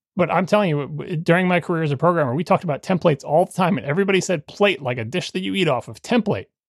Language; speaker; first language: English; native; English